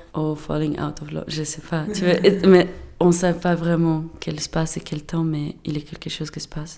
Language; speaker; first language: French; non-native, fluent; Portuguese